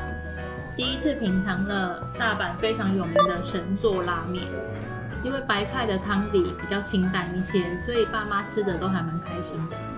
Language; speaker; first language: Chinese; native; Chinese